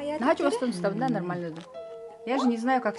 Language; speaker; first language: Russian; non-native, local second language; Yakut